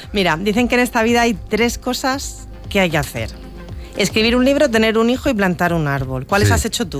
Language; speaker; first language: Spanish; native; Spanish